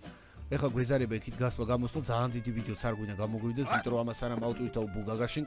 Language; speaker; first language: Georgian; native; Georgian